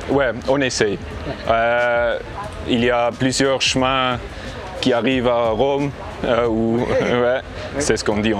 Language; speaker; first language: French; non-native, learner; English